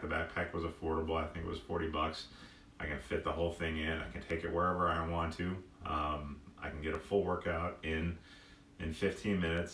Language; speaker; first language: English; native; English